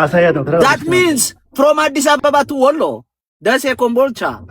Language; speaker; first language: English; non-native, learner; Amharic